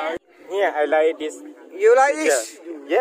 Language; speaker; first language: English; non-native, learner; Thai